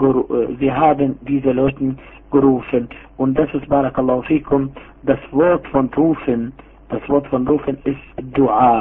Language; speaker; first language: German; non-native, fluent; Arabic